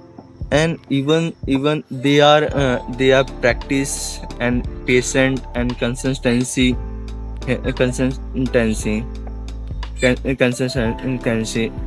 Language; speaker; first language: English; non-native, learner; Hindi